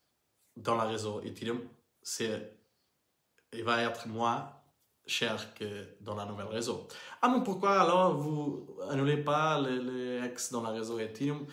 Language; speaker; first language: French; non-native, learner; Portuguese